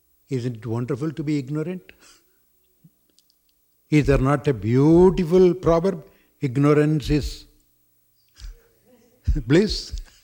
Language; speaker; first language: English; non-native, local second language; Tamil